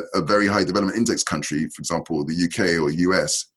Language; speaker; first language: English; native; English